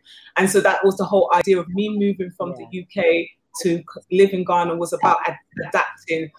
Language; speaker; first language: English; native; English